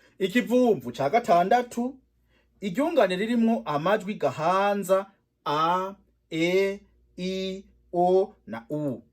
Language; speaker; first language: Rundi; native; Rundi